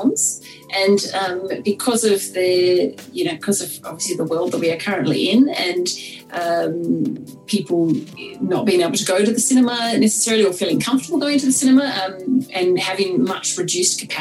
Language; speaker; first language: English; native; English